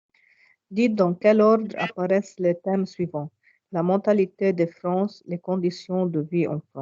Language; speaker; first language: French; non-native, learner; Arabic